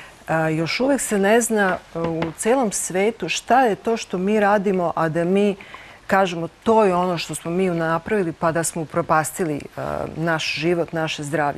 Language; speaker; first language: Croatian; native; Croatian